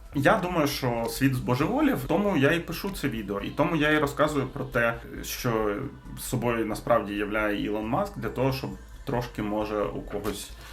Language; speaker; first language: Ukrainian; non-native, local second language; Russian